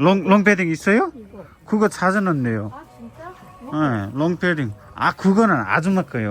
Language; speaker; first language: Korean; non-native, fluent; Nepali